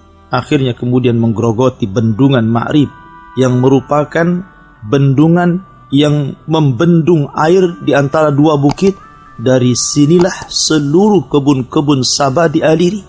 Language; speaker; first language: Indonesian; native; Indonesian